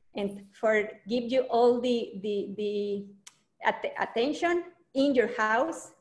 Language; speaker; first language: English; non-native, learner; Spanish